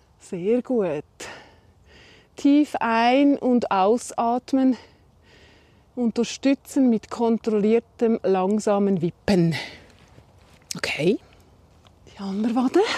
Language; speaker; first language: German; native; German